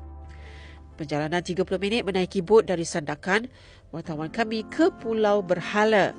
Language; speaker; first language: Malay; native; Malay